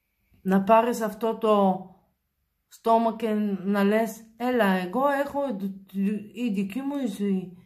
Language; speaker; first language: Greek; non-native, learner; Bulgarian